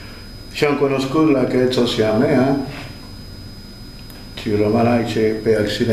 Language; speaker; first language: Romanian; non-native, learner; Spanish